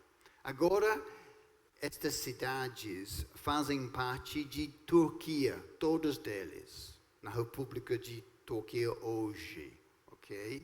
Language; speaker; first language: Portuguese; non-native, fluent; English